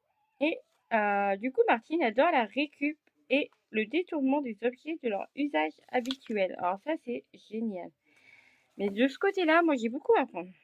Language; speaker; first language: French; native; French